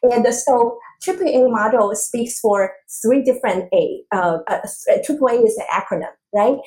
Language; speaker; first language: English; non-native, fluent; Chinese